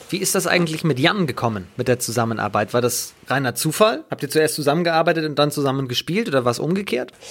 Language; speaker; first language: German; native; German